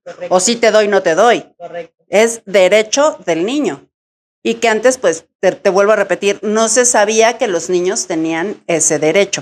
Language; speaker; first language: Spanish; native; Spanish